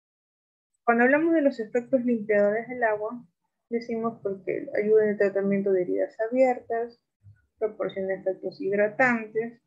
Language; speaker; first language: Spanish; native; Spanish